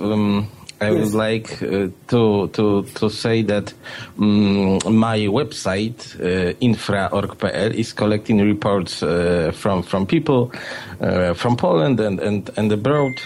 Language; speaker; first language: English; non-native, fluent; Polish